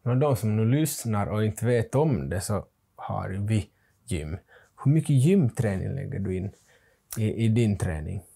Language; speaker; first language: Swedish; native; Swedish